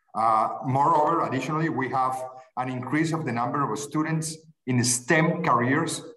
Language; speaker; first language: English; non-native, fluent; Spanish